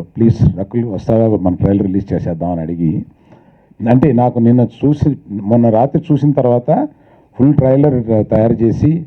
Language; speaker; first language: Telugu; native; Telugu